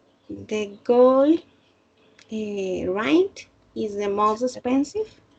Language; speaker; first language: English; non-native, learner; Spanish